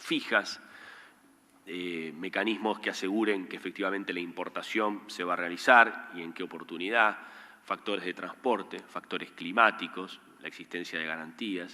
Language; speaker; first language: Spanish; native; Spanish